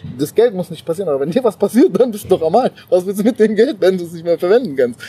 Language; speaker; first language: German; early bilingual, other home language; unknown